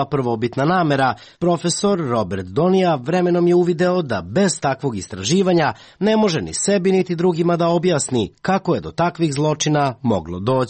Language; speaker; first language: Serbian; native; Serbian